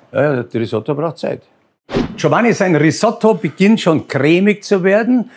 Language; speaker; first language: German; native; German